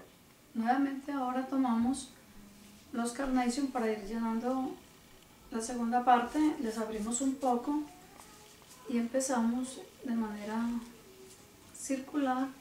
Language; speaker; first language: Spanish; native; Spanish